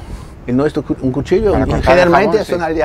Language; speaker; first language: Spanish; non-native, fluent; German